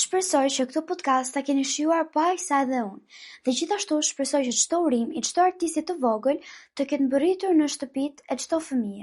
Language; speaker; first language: Albanian; native; Albanian